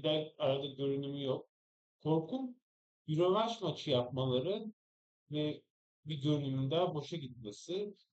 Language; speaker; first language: Turkish; native; Turkish